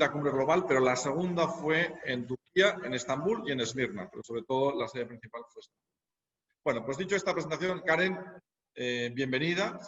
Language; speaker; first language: Spanish; native; Spanish